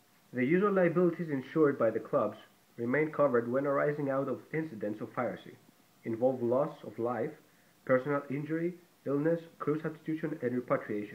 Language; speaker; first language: English; non-native, fluent; Greek